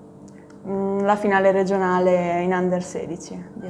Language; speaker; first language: Italian; native; Italian